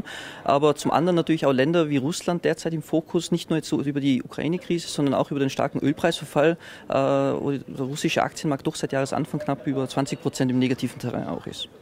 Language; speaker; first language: German; native; German